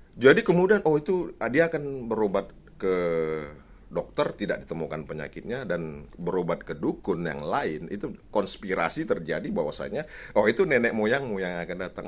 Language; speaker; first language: Indonesian; non-native, local second language; Batak Toba